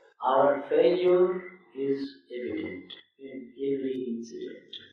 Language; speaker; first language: English; non-native, local second language; Telugu